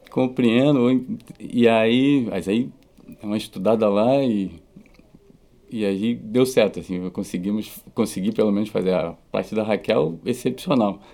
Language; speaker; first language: Portuguese; native; Portuguese